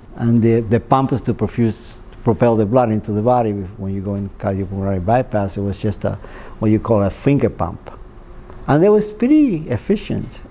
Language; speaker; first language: English; non-native, fluent; Spanish